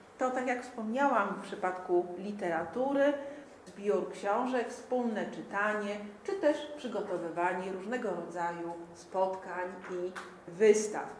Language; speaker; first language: Polish; native; Polish